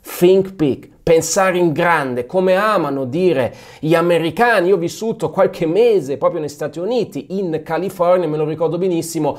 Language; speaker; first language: Italian; non-native, fluent; German